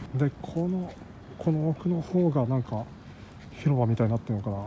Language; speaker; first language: Japanese; native; Japanese